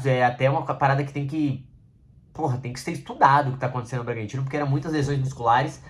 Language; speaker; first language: Portuguese; native; Portuguese